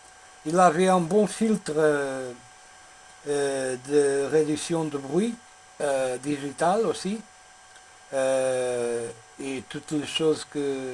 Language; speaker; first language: French; non-native, learner; Portuguese